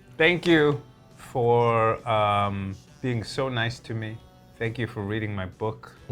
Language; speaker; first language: English; early bilingual, other home language; Korean